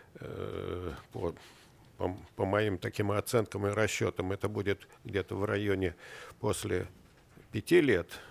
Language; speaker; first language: Russian; native; Russian